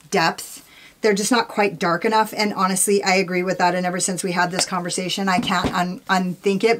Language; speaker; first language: English; native; English